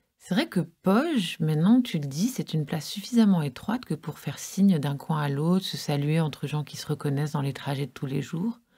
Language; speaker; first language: French; native; French